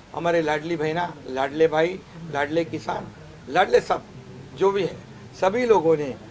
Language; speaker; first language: Hindi; non-native, local second language; Marathi